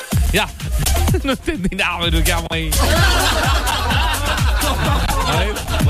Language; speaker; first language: Spanish; native; Spanish